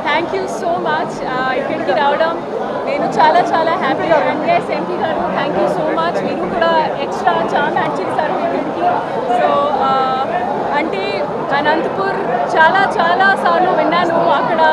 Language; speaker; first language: Telugu; non-native, learner; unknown